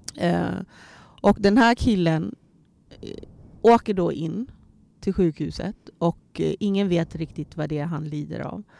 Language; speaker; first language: Swedish; early bilingual, other home language; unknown